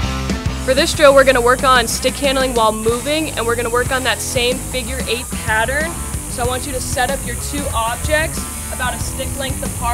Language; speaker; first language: English; native; English